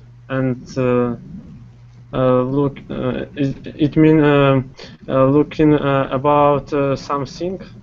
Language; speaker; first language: English; non-native, learner; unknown